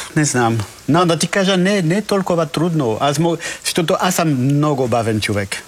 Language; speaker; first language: Bulgarian; non-native, learner; French